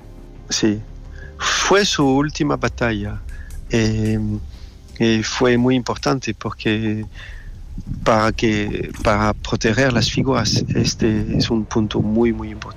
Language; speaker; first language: Spanish; non-native, learner; French